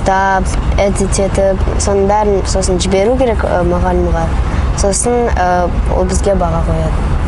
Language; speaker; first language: Kazakh; early bilingual, heritage; Kazakh